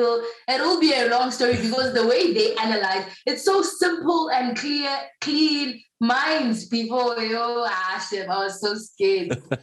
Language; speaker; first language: English; non-native, local second language; Zulu